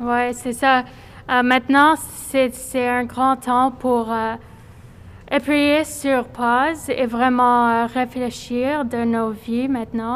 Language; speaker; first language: French; non-native, fluent; English